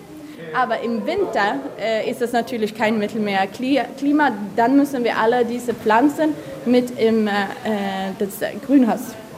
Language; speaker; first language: German; non-native, fluent; Swedish